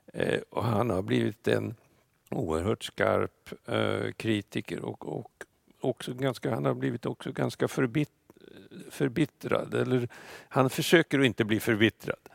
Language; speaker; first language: Swedish; non-native, fluent; Russian